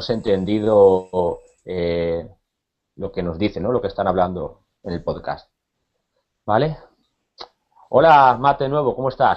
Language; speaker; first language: Spanish; native; Spanish